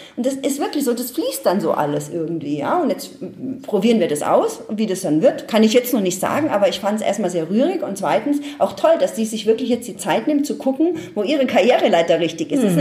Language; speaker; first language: German; native; German